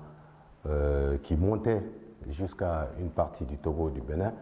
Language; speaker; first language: French; non-native, local second language; Bambara